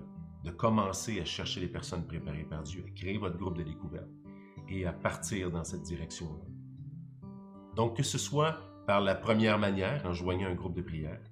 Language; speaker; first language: French; native; French